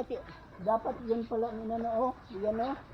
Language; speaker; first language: Filipino; native; Filipino